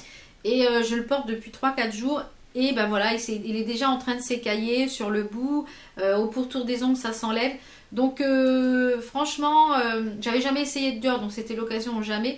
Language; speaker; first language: French; native; French